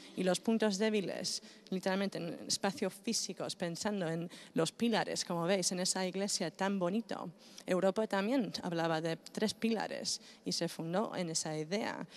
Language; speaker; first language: Spanish; non-native, fluent; Greek